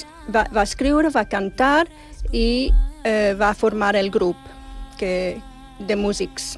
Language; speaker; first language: Catalan; non-native, fluent; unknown